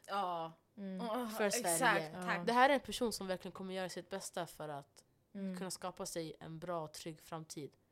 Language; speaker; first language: Swedish; non-native, local second language; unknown